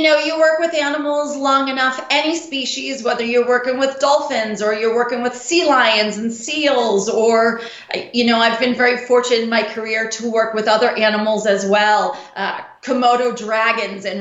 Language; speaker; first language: English; native; English